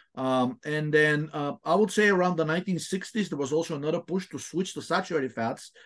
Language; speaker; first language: English; non-native, fluent; Bulgarian